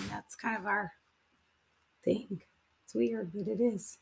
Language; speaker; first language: English; native; English